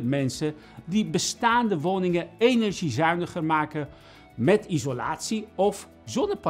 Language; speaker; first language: Dutch; non-native, fluent; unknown